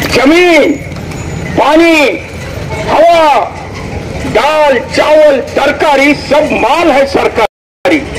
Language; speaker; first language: Hindi; non-native, local second language; Marathi